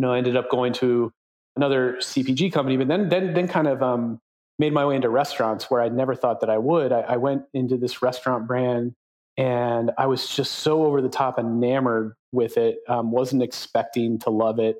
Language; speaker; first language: English; native; English